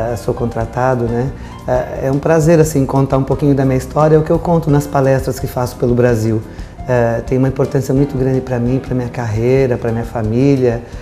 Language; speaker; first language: Portuguese; early bilingual, other home language; Italian